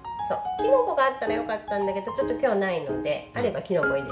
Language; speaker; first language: Japanese; native; Japanese